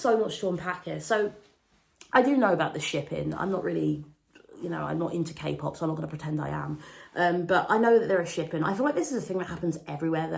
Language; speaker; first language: English; native; English